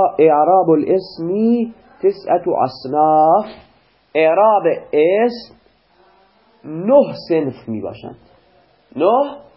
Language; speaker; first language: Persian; non-native, local second language; Baluchi